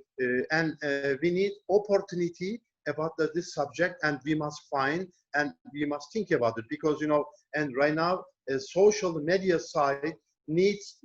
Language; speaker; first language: English; non-native, learner; Turkish